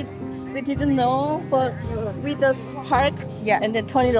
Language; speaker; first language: English; non-native, learner; Korean